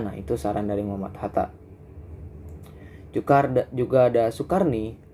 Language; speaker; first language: Indonesian; native; Indonesian